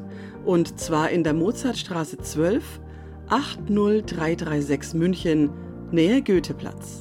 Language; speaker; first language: German; native; German